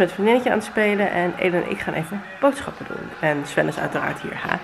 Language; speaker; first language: Dutch; native; Dutch